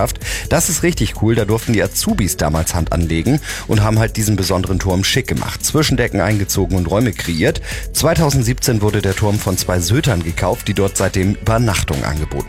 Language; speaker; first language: German; native; German